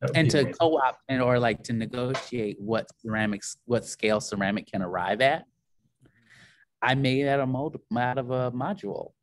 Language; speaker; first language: English; native; English